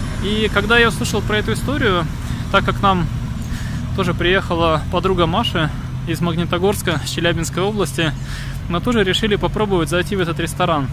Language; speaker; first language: Russian; native; Russian